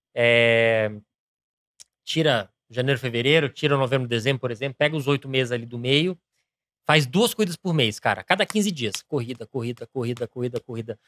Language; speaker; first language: Portuguese; early bilingual, other home language; English